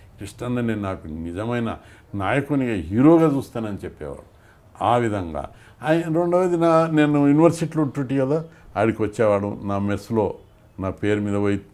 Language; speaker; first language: Telugu; native; Telugu